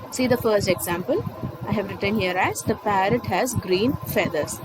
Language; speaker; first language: English; non-native, local second language; Malayalam